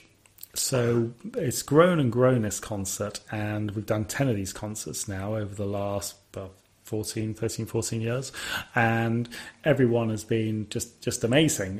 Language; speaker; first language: English; native; English